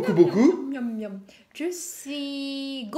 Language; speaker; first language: French; non-native, learner; Japanese